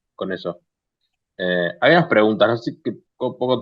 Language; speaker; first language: Spanish; native; Spanish